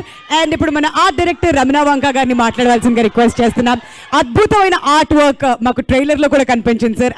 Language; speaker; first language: Telugu; native; Telugu